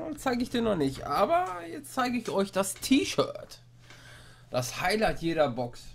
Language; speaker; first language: German; non-native, fluent; English